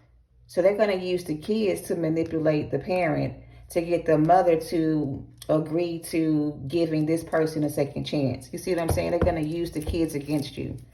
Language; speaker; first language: English; native; English